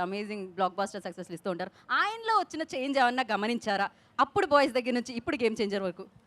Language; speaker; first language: Telugu; native; Telugu